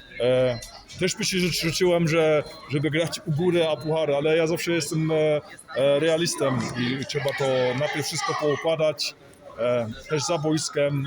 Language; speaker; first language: Polish; early bilingual, heritage; Polish